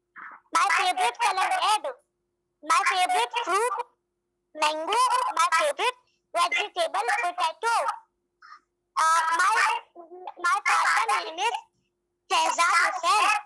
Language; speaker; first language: English; non-native, learner; Hindi